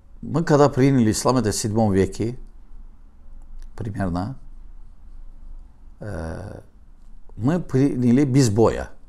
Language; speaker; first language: Russian; non-native, learner; Azerbaijani